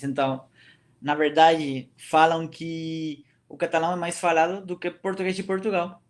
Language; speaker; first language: Portuguese; non-native, fluent; Catalan